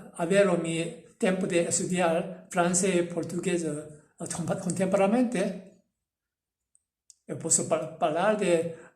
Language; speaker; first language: Italian; non-native, learner; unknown